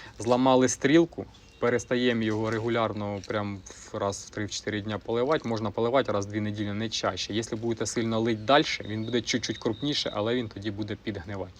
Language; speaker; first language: Ukrainian; non-native, local second language; Russian